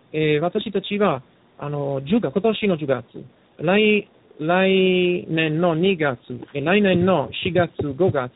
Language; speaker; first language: Japanese; non-native, learner; Italian